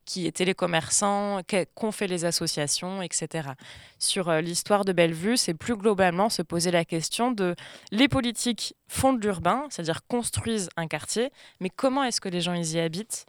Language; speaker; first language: French; native; French